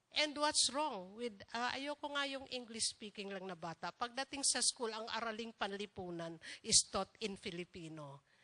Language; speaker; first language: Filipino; non-native, local second language; Bikol